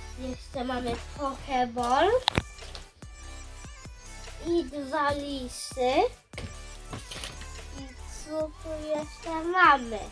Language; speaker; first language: Polish; early bilingual, heritage; Polish